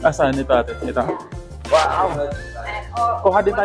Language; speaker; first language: Filipino; non-native, local second language; Cebuano